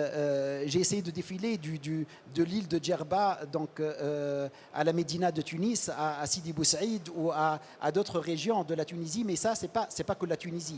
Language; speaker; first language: French; non-native, local second language; Arabic